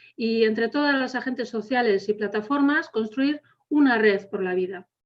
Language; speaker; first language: Spanish; native; Spanish